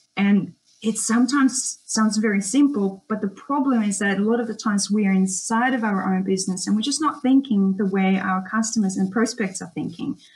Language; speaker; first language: English; non-native, fluent; Russian